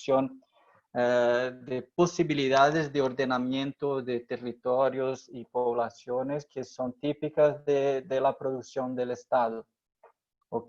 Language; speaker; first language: Spanish; non-native, fluent; Portuguese